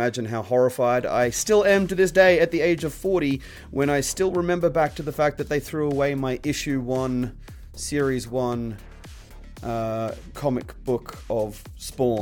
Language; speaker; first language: English; native; English